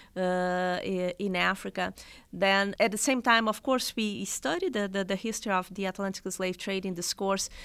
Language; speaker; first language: English; non-native, fluent; Portuguese